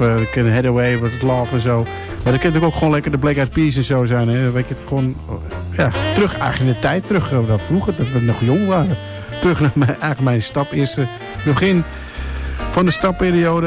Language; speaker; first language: Dutch; native; Dutch